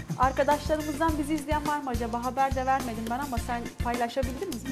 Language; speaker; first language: Turkish; non-native, fluent; Arabic